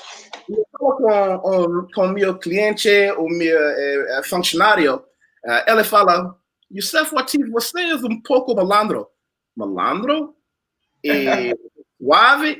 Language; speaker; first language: Portuguese; non-native, learner; English